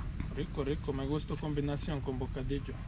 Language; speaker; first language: Spanish; non-native, learner; Croatian